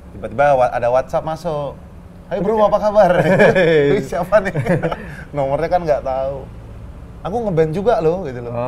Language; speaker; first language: Indonesian; native; Indonesian